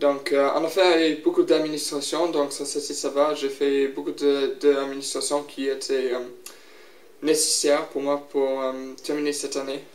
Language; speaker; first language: French; non-native, learner; English